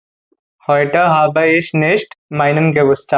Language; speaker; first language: German; non-native, learner; Hindi